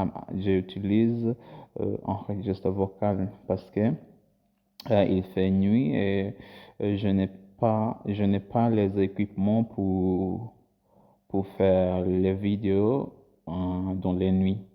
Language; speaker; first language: French; non-native, learner; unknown